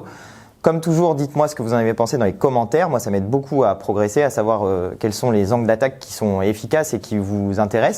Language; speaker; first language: French; native; French